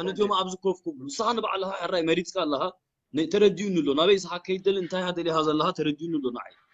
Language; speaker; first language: Tigrinya; early bilingual, heritage; Tigrinya